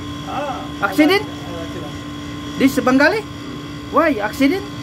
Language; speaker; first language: Arabic; non-native, learner; Filipino